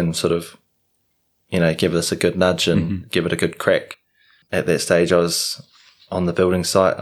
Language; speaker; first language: English; native; English